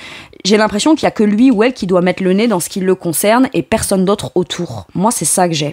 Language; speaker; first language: French; native; French